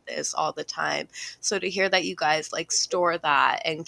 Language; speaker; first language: English; native; English